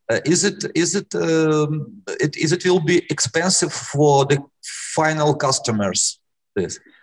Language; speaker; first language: English; non-native, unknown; Russian